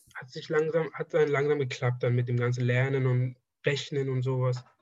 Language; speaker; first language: German; non-native, fluent; Persian